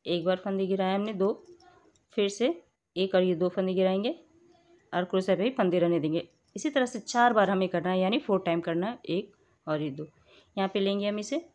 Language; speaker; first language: Hindi; native; Hindi